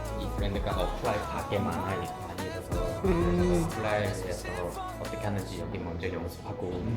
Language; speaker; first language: Korean; non-native, fluent; Chinese